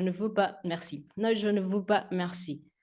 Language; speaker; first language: French; non-native, learner; Spanish